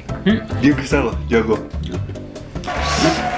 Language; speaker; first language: Indonesian; native; Indonesian